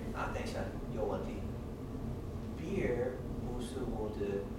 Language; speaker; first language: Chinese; non-native, learner; English